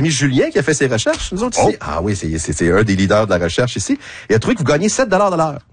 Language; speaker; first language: French; native; French